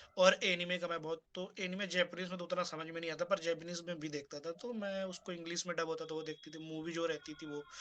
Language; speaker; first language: Hindi; native; Hindi